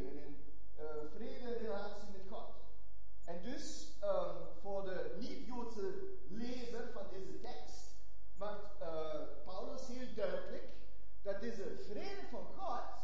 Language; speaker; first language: Dutch; non-native, fluent; German